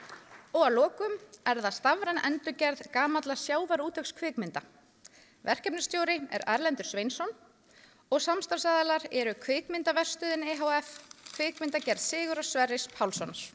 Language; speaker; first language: Icelandic; native; Icelandic